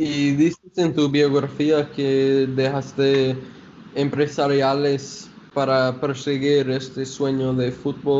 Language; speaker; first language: Spanish; non-native, fluent; English